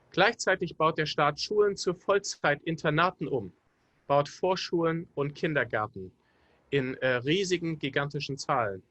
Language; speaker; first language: German; native; German